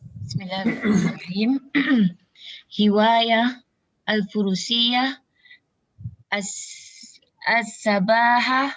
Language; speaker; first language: Arabic; non-native, learner; Malay